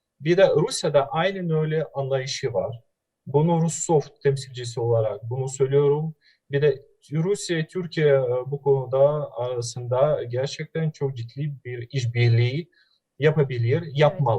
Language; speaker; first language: Turkish; non-native, fluent; Russian